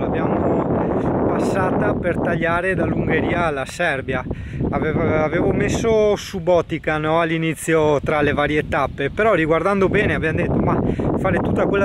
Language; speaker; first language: Italian; native; Italian